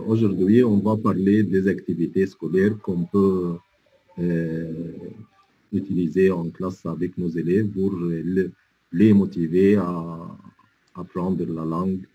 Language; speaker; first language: French; non-native, fluent; Arabic